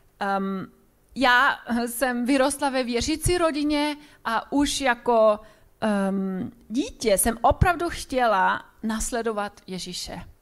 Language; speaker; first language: Czech; non-native, fluent; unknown